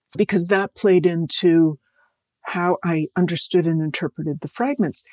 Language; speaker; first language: English; native; English